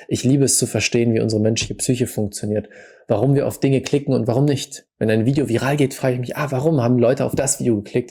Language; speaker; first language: German; native; German